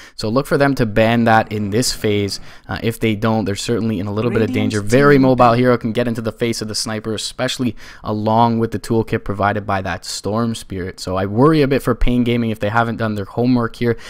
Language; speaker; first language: English; native; English